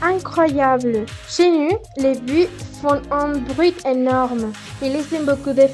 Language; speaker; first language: French; non-native, learner; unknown